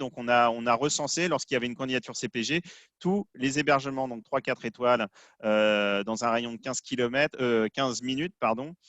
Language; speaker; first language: French; native; French